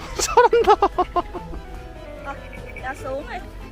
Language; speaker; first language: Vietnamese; non-native, fluent; Korean